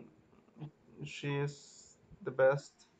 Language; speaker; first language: English; non-native, learner; Spanish